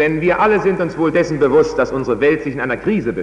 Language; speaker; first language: German; native; German